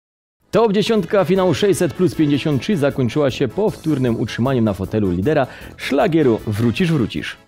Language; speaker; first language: Polish; native; Polish